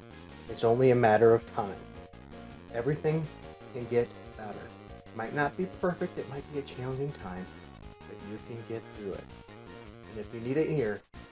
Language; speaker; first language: English; native; English